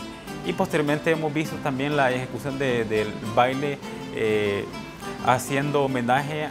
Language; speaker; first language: Spanish; native; Spanish